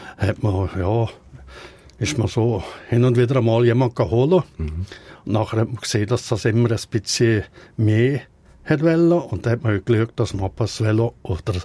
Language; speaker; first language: German; native; German